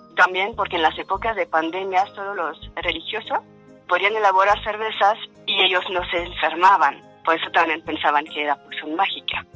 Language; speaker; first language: Spanish; non-native, fluent; French